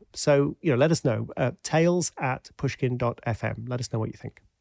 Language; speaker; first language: English; native; English